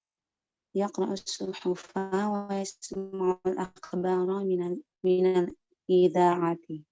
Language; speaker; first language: Arabic; non-native, learner; Indonesian